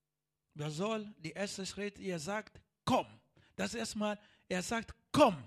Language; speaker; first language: German; non-native, learner; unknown